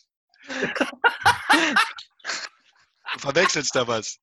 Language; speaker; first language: German; native; German